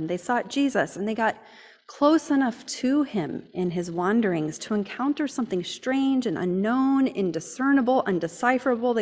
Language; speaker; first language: English; native; English